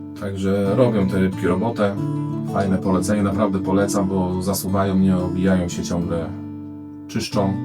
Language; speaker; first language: Polish; native; Polish